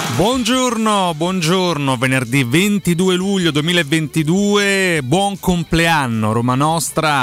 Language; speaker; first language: Italian; native; Italian